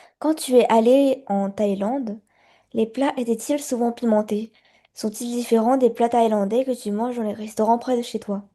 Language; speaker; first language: French; non-native, learner; Chinese